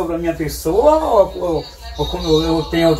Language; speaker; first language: Portuguese; native; Portuguese